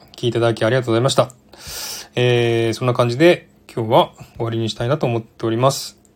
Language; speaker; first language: Japanese; native; Japanese